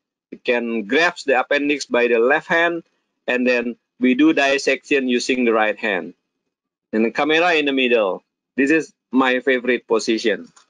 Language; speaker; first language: English; non-native, fluent; Indonesian